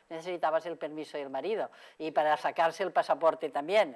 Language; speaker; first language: Spanish; non-native, local second language; Catalan